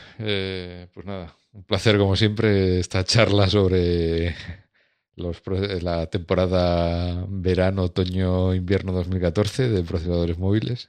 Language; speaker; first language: Spanish; native; Spanish